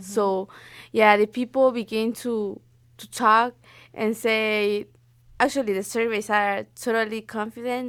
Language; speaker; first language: English; non-native, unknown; Spanish